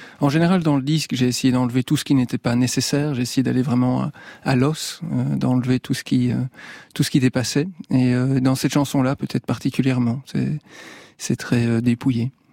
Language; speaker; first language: French; native; French